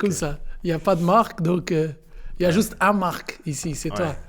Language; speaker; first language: French; non-native, learner; Portuguese